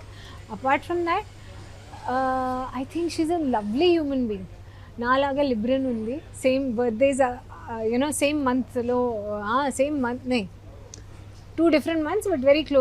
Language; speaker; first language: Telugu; non-native, learner; Hindi